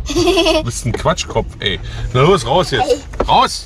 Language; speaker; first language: German; native; German